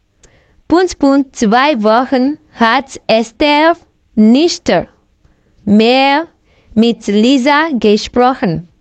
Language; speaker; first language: German; non-native, fluent; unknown